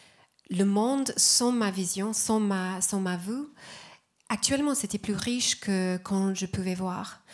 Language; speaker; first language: French; non-native, fluent; English